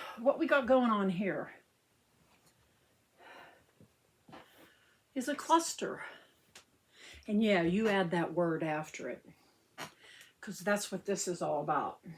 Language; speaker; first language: English; native; English